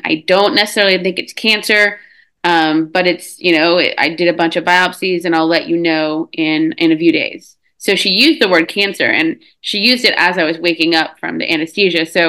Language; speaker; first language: English; native; English